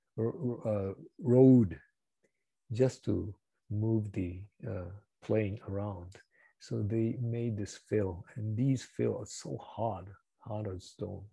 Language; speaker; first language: English; non-native, fluent; Japanese